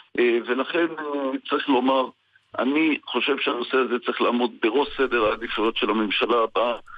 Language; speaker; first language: Hebrew; native; Hebrew